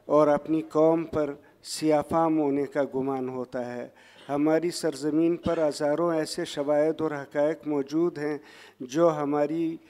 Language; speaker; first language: Urdu; non-native, local second language; Pashto